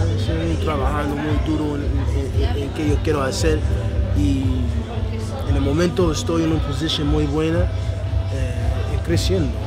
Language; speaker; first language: Spanish; non-native, learner; English